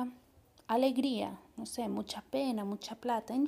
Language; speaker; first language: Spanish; non-native, fluent; Portuguese